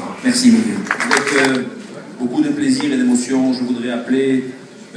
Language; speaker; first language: French; native; French